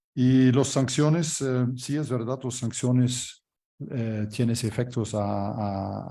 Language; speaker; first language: Spanish; non-native, fluent; Dutch